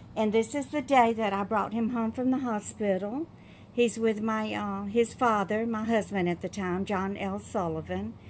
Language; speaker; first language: English; native; English